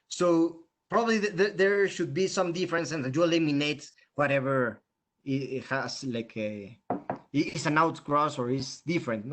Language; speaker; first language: English; non-native, fluent; Spanish